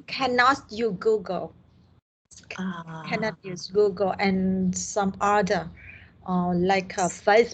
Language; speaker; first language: English; non-native, learner; Vietnamese